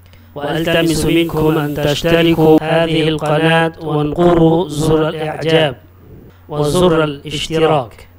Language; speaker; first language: Arabic; non-native, fluent; Urdu